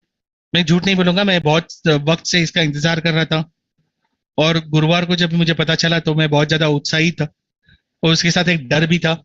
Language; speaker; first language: Hindi; native; Hindi